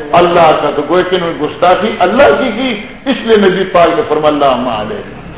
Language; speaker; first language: Urdu; non-native, local second language; Pashto